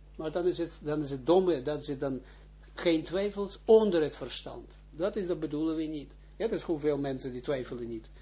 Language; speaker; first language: Dutch; non-native, fluent; Hebrew